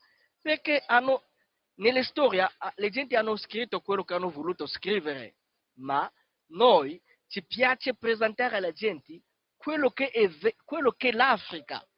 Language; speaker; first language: Italian; non-native, fluent; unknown